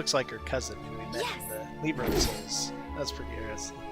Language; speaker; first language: English; native; English